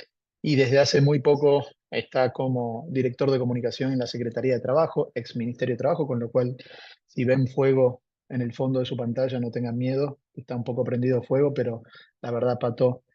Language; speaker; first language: Spanish; native; Spanish